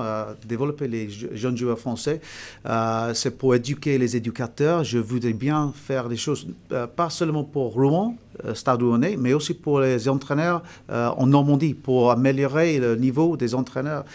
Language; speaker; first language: French; non-native, fluent; English